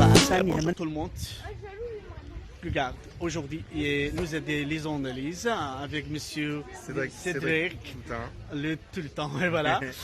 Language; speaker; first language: French; non-native, learner; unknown